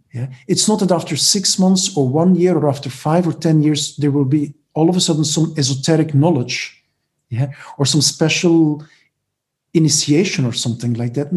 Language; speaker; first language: English; non-native, fluent; Dutch